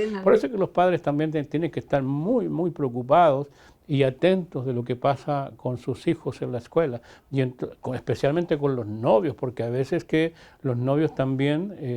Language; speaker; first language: Spanish; native; Spanish